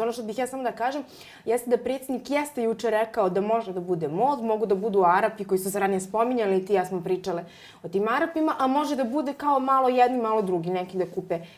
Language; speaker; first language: Serbian; native; Serbian